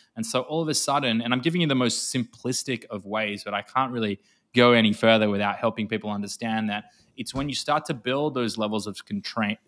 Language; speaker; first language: English; native; English